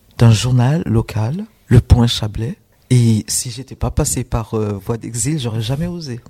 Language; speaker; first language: French; non-native, local second language; Rundi